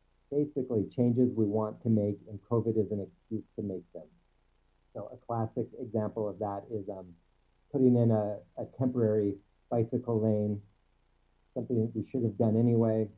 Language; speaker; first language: English; native; English